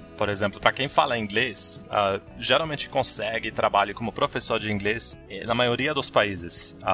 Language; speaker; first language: Portuguese; non-native, fluent; German